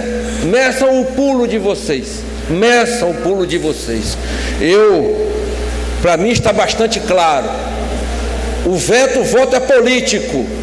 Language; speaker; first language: Portuguese; native; Portuguese